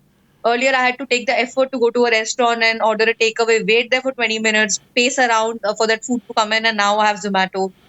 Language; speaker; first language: English; non-native, local second language; Hindi